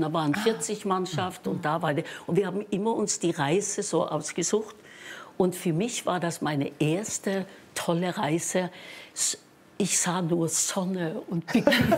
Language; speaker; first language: German; non-native, fluent; Norwegian